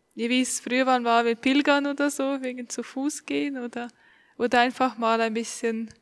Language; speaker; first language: German; non-native, fluent; Estonian